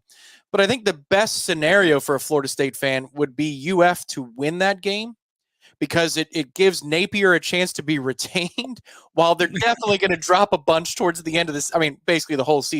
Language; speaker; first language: English; native; English